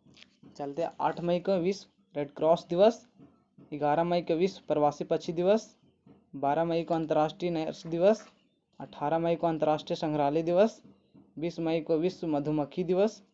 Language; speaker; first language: Hindi; native; Hindi